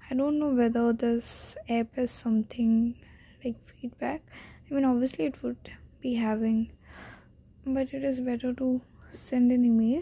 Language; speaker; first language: English; non-native, local second language; Hindi